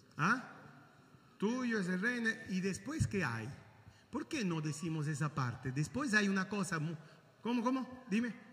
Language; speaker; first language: Spanish; native; Spanish